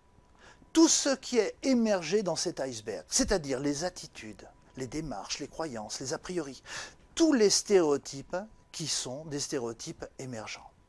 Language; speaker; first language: French; native; French